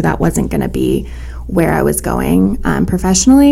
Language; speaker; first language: English; native; English